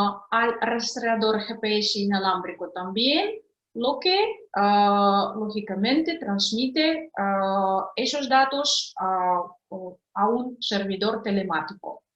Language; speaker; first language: Spanish; non-native, fluent; Russian